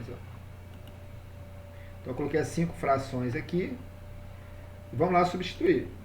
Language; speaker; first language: Portuguese; native; Portuguese